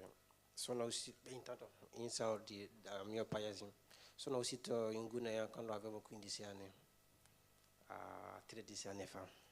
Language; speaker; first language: Italian; non-native, fluent; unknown